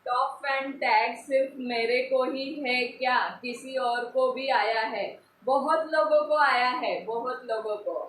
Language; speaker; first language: Hindi; non-native, local second language; Marathi